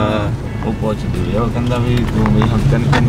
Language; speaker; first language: Filipino; non-native, local second language; Cebuano